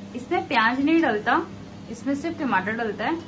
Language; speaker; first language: Hindi; native; Hindi